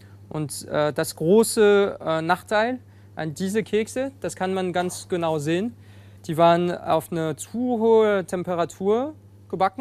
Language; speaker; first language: German; non-native, fluent; French